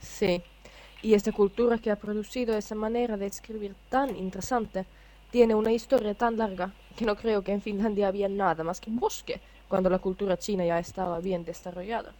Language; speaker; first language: Spanish; non-native, fluent; Finnish